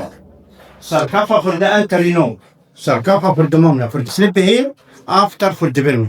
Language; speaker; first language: Dutch; non-native, learner; Arabic